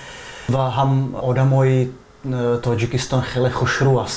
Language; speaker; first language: Persian; non-native, fluent; Czech